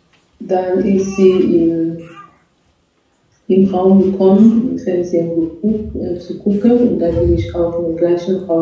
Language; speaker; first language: German; non-native, fluent; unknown